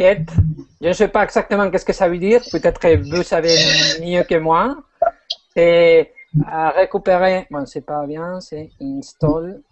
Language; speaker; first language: French; non-native, fluent; Spanish